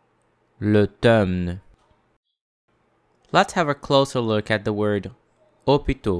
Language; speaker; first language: English; non-native, fluent; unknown